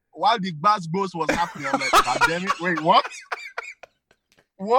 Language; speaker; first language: English; non-native, local second language; Hausa